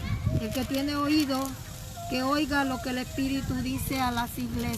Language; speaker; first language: Spanish; native; Spanish